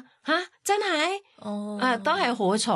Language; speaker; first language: Cantonese; non-native, fluent; Thai